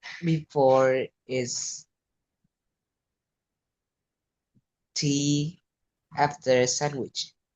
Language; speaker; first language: English; non-native, learner; Vietnamese